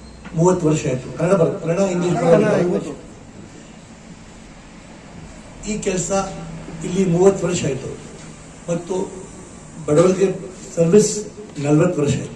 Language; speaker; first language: Kannada; non-native, local second language; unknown